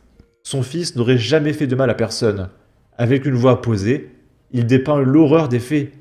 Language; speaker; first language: French; native; French